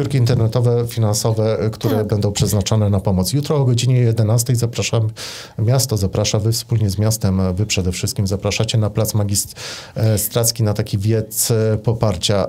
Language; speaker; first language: Polish; native; Polish